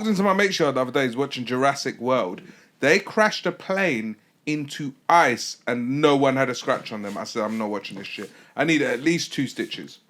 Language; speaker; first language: English; native; English